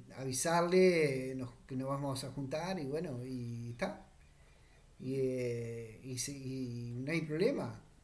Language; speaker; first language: Spanish; native; Spanish